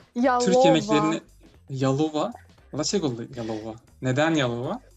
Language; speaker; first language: Turkish; native; Turkish